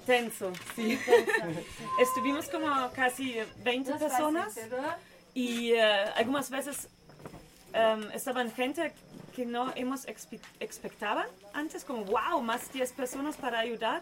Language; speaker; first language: Spanish; non-native, learner; German